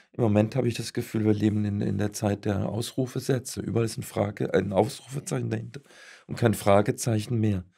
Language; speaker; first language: German; native; German